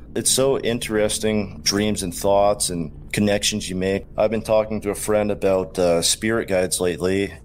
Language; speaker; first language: English; native; English